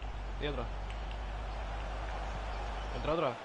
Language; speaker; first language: Spanish; native; Spanish